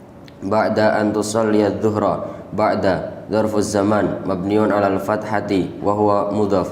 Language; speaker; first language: Arabic; non-native, learner; Indonesian